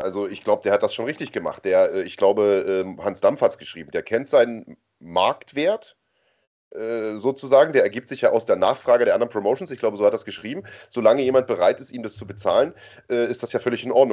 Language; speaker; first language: German; native; German